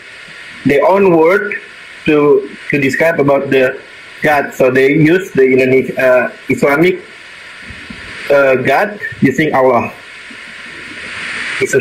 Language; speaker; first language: English; non-native, learner; Indonesian